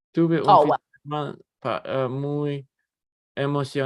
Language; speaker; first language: Spanish; non-native, learner; English